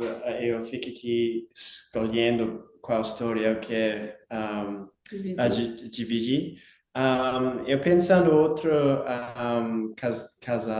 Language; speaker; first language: Portuguese; non-native, learner; English